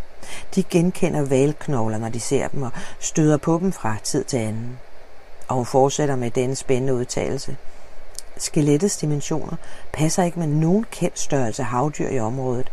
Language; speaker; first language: Danish; native; Danish